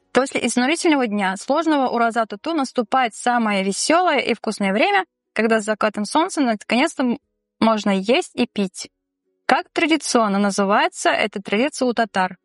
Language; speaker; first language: Russian; non-native, local second language; Tatar